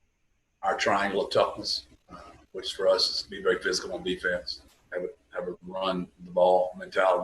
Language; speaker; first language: English; native; English